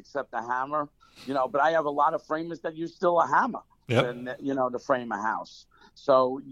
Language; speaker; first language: English; native; English